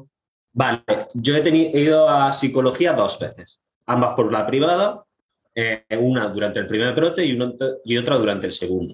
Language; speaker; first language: Spanish; native; Spanish